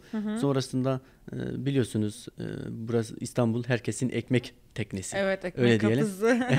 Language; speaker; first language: Turkish; non-native, local second language; Kurdish